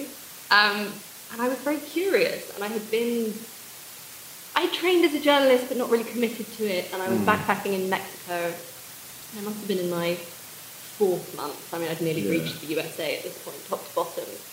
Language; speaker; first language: English; native; English